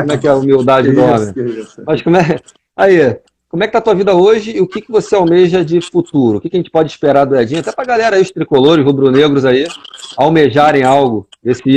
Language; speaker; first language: Portuguese; native; Portuguese